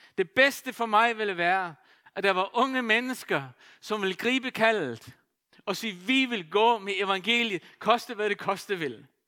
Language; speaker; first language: Danish; non-native, local second language; Faroese